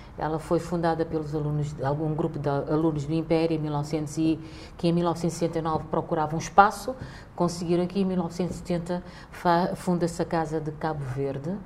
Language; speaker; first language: Portuguese; non-native, local second language; Kabuverdianu